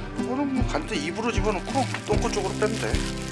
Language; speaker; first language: Korean; native; Korean